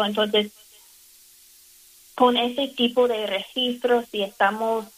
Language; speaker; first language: Spanish; non-native, fluent; English